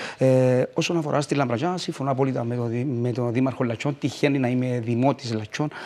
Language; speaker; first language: Greek; native; Greek